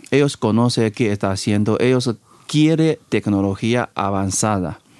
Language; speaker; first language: Spanish; non-native, fluent; Chinese